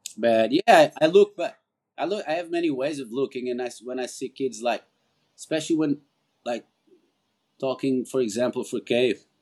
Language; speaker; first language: English; non-native, fluent; Portuguese